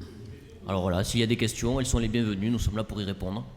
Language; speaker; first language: French; native; French